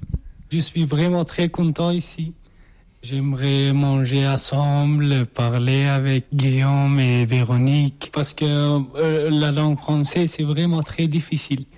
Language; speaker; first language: French; non-native, learner; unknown